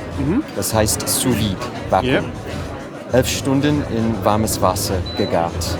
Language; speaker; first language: German; non-native, learner; French